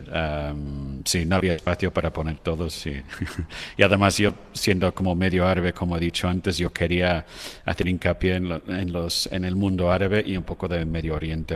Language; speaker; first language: Spanish; non-native, fluent; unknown